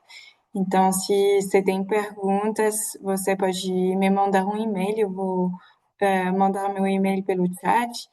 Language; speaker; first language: Portuguese; non-native, fluent; French